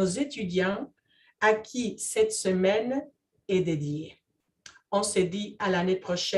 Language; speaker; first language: French; non-native, fluent; Spanish